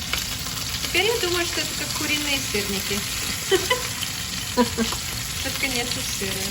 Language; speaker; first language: Russian; early bilingual, other home language; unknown